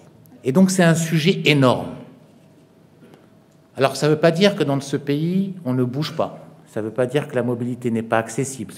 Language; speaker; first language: French; non-native, local second language; Arabic